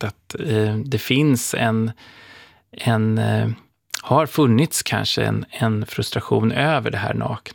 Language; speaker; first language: Swedish; native; Swedish